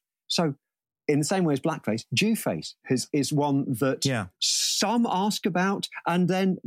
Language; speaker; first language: English; native; English